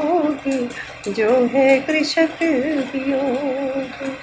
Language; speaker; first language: Hindi; native; Hindi